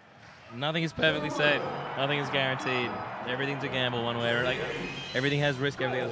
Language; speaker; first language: English; native; English